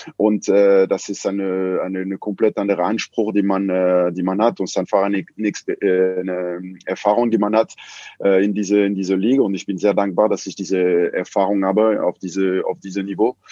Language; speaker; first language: German; non-native, fluent; French